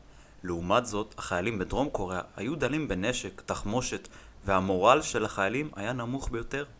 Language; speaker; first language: Hebrew; native; Hebrew